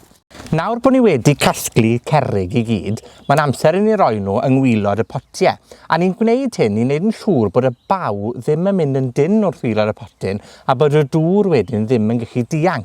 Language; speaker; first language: Welsh; native; Welsh